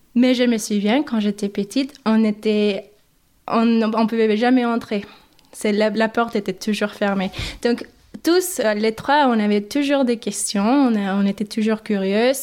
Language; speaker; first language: French; non-native, fluent; English